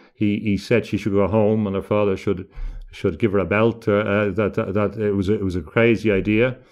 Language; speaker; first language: English; native; English